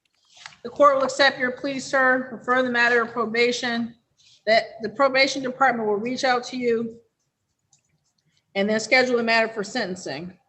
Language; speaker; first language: English; native; English